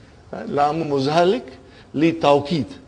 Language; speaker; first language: Arabic; non-native, fluent; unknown